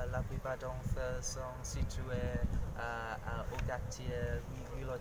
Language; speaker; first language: French; non-native, learner; Vietnamese